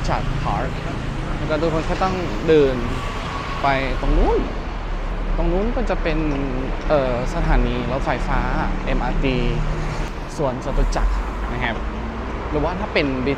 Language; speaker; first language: Thai; non-native, fluent; Indonesian